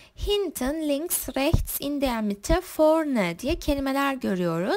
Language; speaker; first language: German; non-native, fluent; Turkish